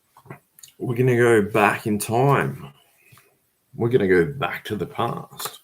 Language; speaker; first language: English; native; English